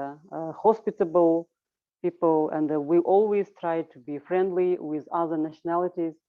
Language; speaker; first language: English; non-native, learner; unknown